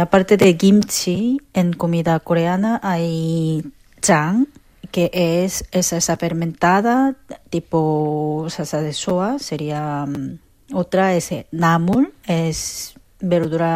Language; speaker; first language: Spanish; non-native, fluent; Korean